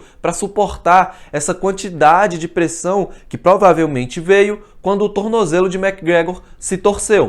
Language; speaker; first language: Portuguese; native; Portuguese